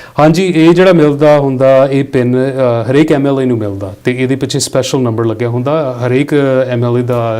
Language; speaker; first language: Punjabi; early bilingual, heritage; Punjabi